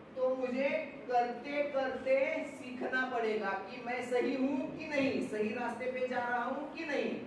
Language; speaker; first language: Hindi; non-native, local second language; Marathi